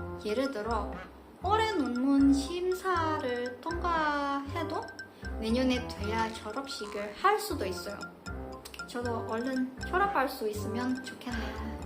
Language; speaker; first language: Korean; non-native, fluent; Indonesian